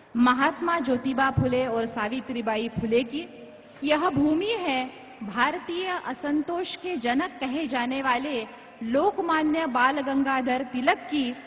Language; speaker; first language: Hindi; non-native, local second language; Marathi